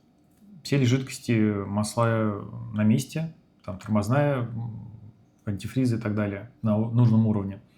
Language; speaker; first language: Russian; native; Russian